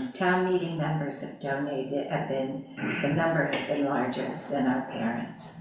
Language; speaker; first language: English; native; English